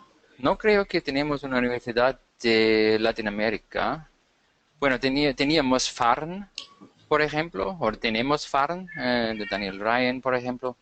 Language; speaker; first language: Spanish; non-native, fluent; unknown